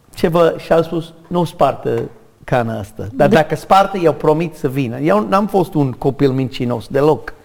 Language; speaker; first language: Romanian; non-native, fluent; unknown